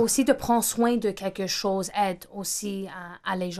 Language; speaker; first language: French; non-native, fluent; English